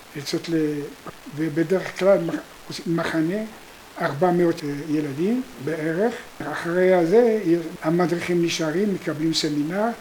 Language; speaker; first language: Hebrew; non-native, fluent; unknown